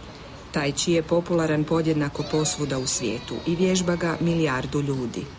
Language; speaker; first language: Croatian; native; Croatian